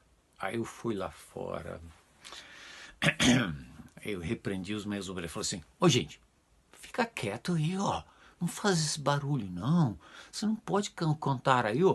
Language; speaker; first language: Portuguese; non-native, fluent; Dutch